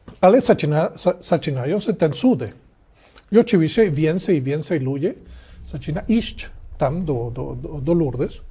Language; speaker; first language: Polish; non-native, learner; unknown